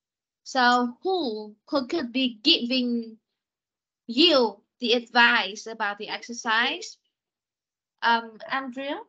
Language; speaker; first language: English; non-native, fluent; Vietnamese